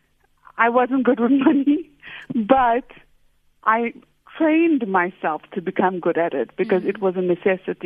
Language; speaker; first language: English; native; English